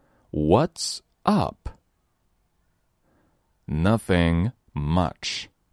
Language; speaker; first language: English; non-native, fluent; Chinese